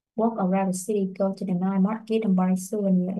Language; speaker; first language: English; non-native, fluent; Vietnamese